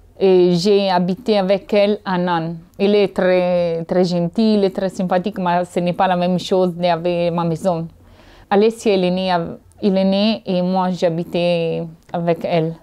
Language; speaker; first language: French; non-native, learner; Italian